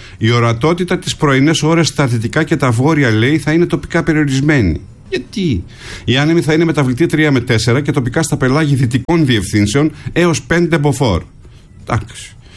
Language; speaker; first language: Greek; native; Greek